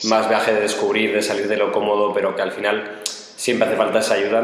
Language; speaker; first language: Spanish; native; Spanish